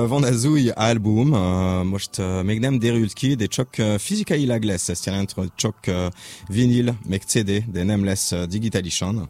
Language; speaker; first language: Hungarian; non-native, learner; French